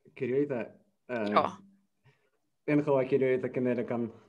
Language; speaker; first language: Finnish; non-native, fluent; Turkish